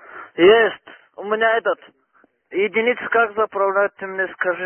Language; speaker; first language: Russian; non-native, local second language; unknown